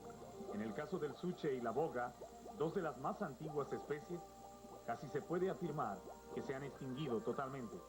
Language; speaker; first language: Spanish; native; Spanish